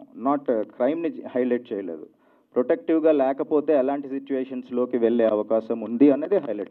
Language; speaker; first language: Telugu; native; Telugu